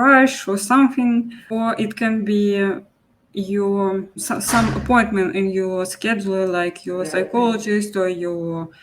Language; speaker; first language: English; non-native, local second language; Russian